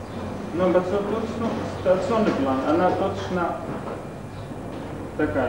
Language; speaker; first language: Russian; non-native, learner; Arabic